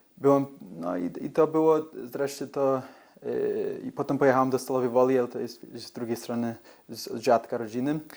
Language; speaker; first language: Polish; early bilingual, heritage; English